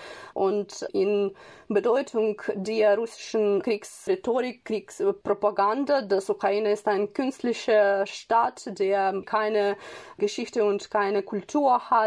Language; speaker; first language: German; non-native, fluent; Ukrainian